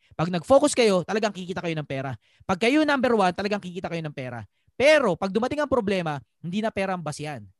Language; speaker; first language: Filipino; native; Filipino